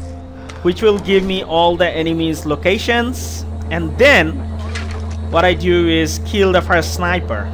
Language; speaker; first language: English; non-native, fluent; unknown